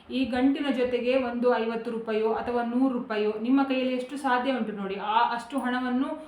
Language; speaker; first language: Kannada; non-native, local second language; Konkani